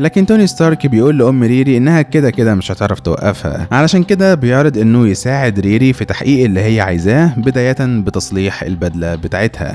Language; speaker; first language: Arabic; native; Arabic